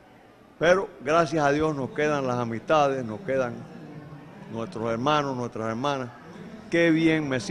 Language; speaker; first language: Spanish; native; Spanish